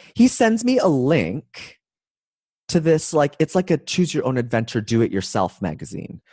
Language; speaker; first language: English; native; English